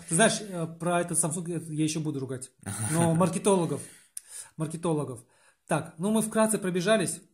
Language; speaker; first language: Russian; native; Russian